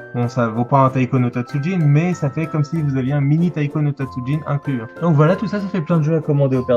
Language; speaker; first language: French; native; French